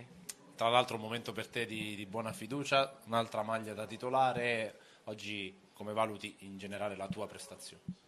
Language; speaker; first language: Italian; native; Italian